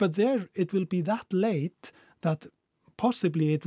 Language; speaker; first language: English; non-native, fluent; Icelandic